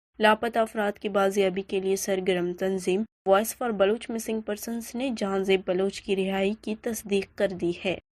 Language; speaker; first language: Urdu; non-native, local second language; Baluchi